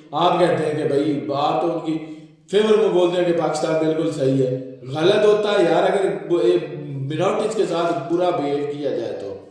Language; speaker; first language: Urdu; non-native, local second language; Punjabi